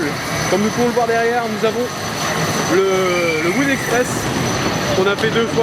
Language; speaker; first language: French; native; French